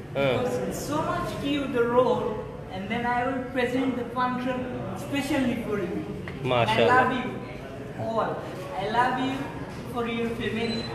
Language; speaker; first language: English; non-native, local second language; Bangla